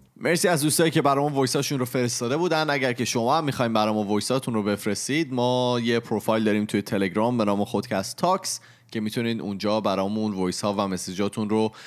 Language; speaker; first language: Persian; native; Persian